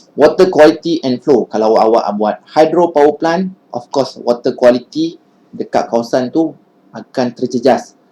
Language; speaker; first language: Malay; native; Malay